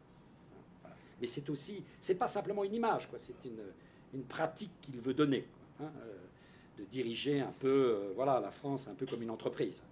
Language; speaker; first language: French; native; French